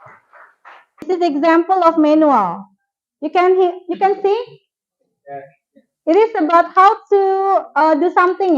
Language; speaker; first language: English; non-native, fluent; Indonesian